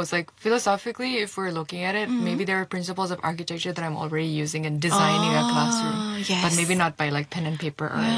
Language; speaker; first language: English; non-native, local second language; Bangla